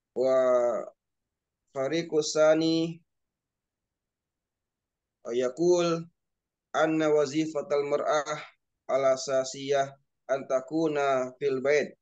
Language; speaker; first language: Arabic; non-native, learner; Indonesian